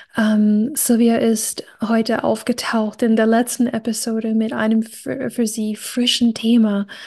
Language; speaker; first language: German; non-native, fluent; English